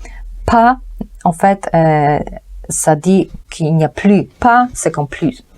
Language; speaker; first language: French; non-native, fluent; Polish